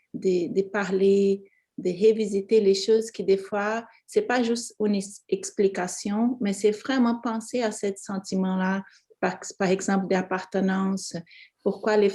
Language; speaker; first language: French; non-native, fluent; Portuguese